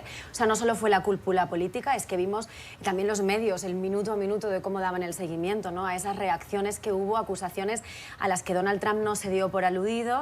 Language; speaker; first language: Spanish; native; Spanish